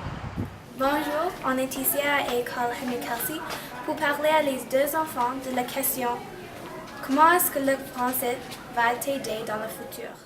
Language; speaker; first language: French; non-native, learner; English